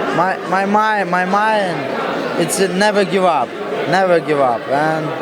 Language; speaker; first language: English; non-native, learner; Russian